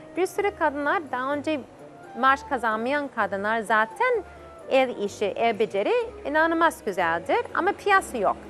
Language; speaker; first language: Turkish; non-native, fluent; English